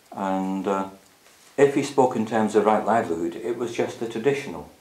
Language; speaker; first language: English; native; English